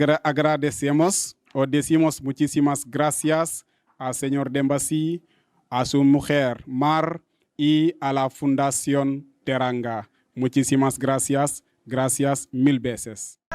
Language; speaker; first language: Spanish; non-native, learner; Wolof